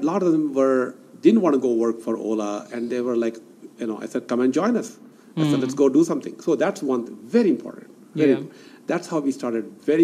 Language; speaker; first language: English; non-native, local second language; Kannada